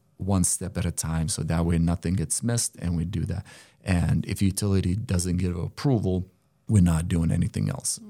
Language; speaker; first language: English; non-native, fluent; Lithuanian